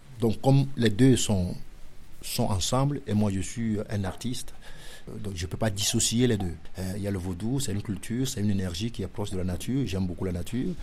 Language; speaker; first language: French; non-native, local second language; Ewe